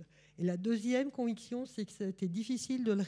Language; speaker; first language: French; native; French